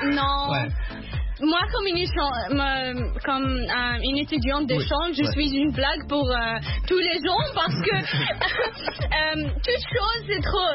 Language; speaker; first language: French; non-native, learner; Arabic